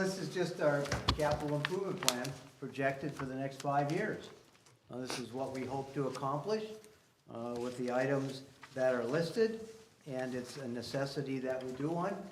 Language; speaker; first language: English; native; English